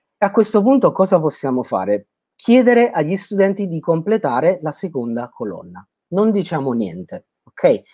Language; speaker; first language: Italian; native; Italian